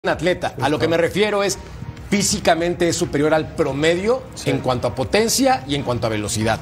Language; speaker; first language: Spanish; native; Spanish